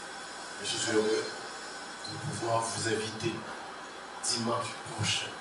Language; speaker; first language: French; non-native, local second language; Haitian Creole